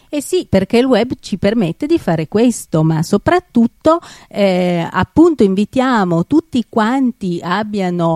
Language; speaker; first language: Italian; native; Italian